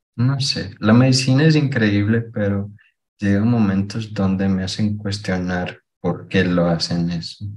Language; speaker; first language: Spanish; non-native, fluent; Portuguese